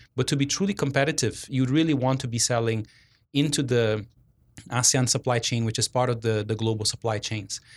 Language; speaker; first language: English; non-native, fluent; Portuguese